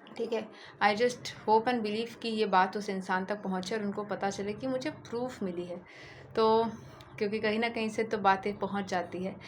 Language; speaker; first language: Hindi; non-native, local second language; Bangla